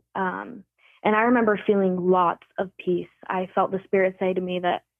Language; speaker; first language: English; native; English